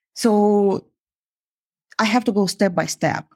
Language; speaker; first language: English; non-native, fluent; Uzbek